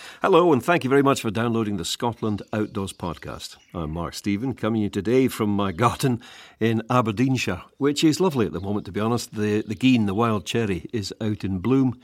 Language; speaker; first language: English; native; English